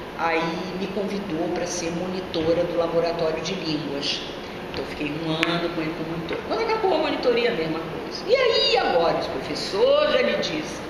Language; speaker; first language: Portuguese; native; Portuguese